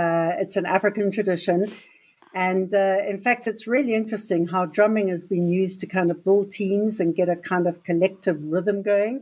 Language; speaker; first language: English; native; English